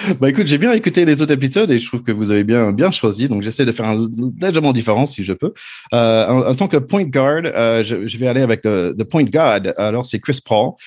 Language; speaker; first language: French; non-native, fluent; English